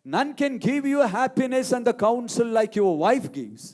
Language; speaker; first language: English; non-native, local second language; Tamil